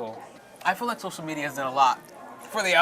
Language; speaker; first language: English; native; English